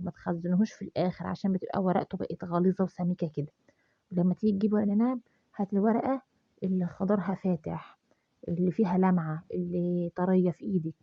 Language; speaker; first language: Arabic; native; Arabic